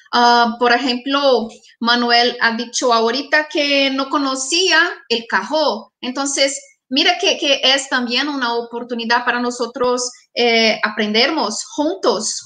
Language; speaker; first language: Spanish; non-native, fluent; Portuguese